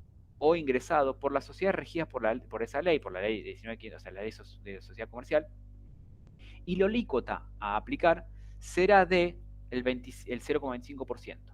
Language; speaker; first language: Spanish; native; Spanish